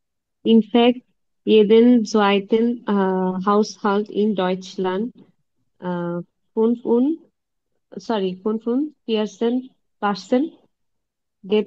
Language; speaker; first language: German; non-native, learner; Bangla